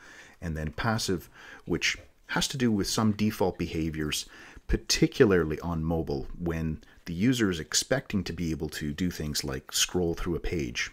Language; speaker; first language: English; native; English